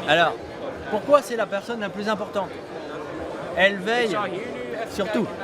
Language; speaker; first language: French; native; French